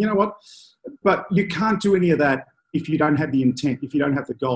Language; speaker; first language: English; native; English